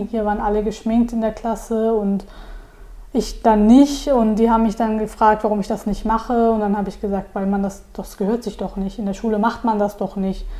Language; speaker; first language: German; early bilingual, other home language; Turkish